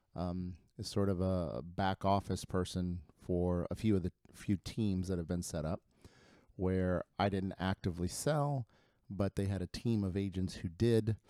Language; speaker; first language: English; early bilingual, other home language; Spanish